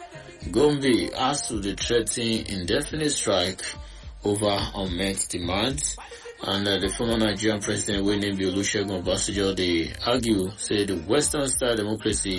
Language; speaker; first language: Nigerian Pidgin; non-native, local second language; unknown